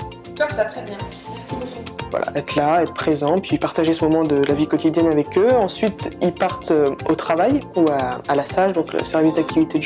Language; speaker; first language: French; native; French